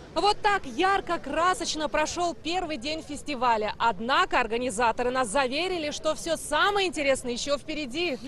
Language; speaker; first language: Russian; native; Russian